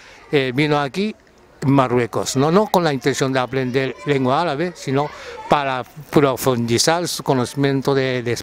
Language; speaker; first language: Spanish; non-native, fluent; Japanese